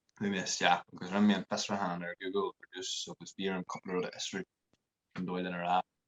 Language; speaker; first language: Irish; native; Irish